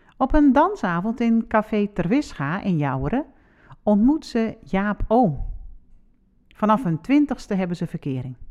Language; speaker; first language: Dutch; non-native, local second language; Western Frisian